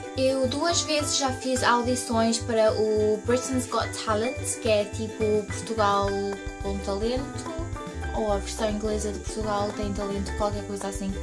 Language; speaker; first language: Portuguese; early bilingual, heritage; Portuguese